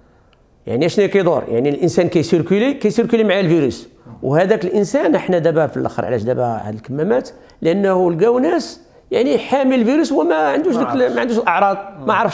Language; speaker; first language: Arabic; native; Arabic